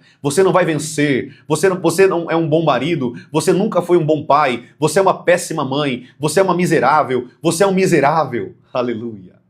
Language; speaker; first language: Portuguese; native; Portuguese